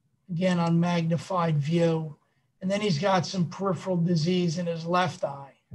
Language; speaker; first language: English; native; English